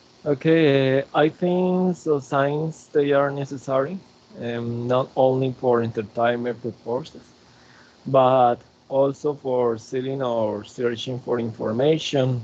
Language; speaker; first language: English; non-native, learner; Spanish